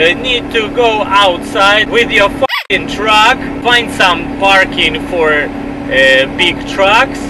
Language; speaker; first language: English; non-native, learner; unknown